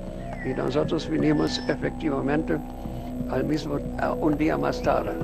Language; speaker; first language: Spanish; non-native, fluent; German